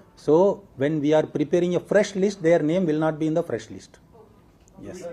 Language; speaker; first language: English; non-native, local second language; Marathi